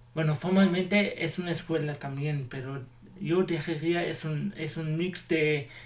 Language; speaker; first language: Spanish; non-native, learner; German